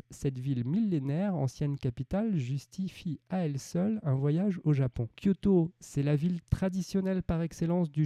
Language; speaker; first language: French; native; French